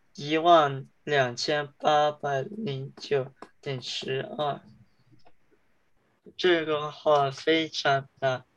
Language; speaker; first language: Chinese; early bilingual, heritage; Chinese